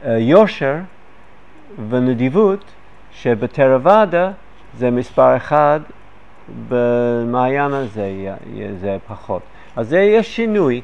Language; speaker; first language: Hebrew; non-native, fluent; English